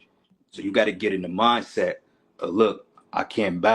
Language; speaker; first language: English; native; English